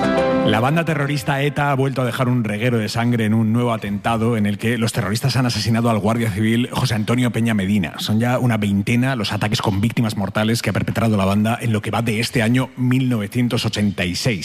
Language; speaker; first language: Spanish; native; Spanish